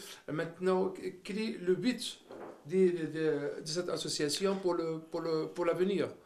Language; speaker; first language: French; non-native, local second language; Arabic